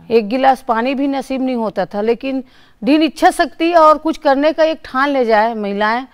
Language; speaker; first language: Hindi; native; Hindi